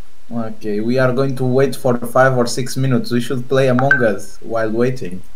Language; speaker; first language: English; non-native, fluent; Spanish